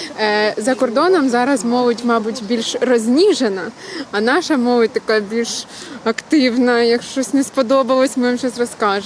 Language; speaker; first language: Ukrainian; native; Ukrainian